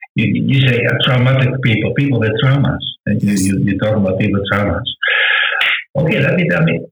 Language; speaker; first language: English; non-native, learner; Dutch